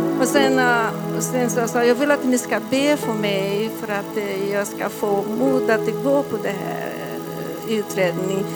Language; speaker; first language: Swedish; non-native, fluent; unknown